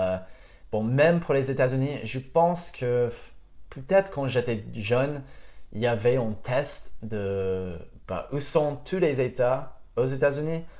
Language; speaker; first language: French; non-native, fluent; English